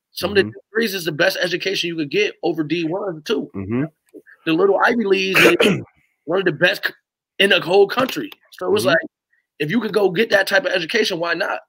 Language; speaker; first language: English; native; English